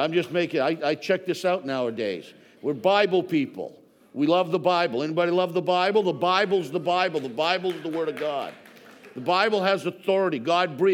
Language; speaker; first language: English; native; English